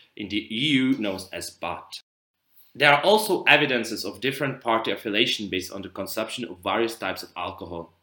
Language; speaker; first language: English; non-native, fluent; Czech